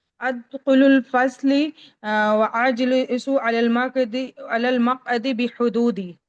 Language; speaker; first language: Arabic; non-native, learner; Urdu